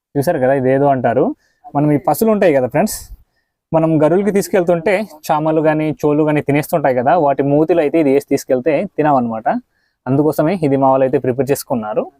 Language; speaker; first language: Telugu; native; Telugu